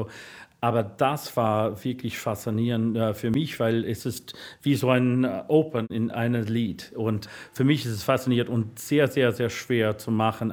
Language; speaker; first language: German; non-native, fluent; English